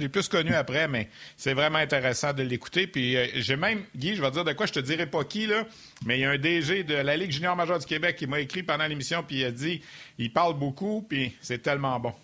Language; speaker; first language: French; native; French